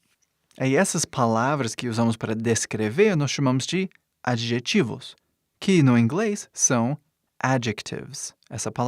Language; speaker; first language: Portuguese; non-native, fluent; English